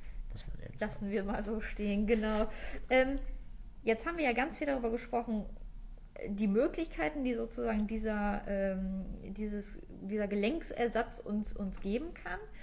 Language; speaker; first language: German; native; German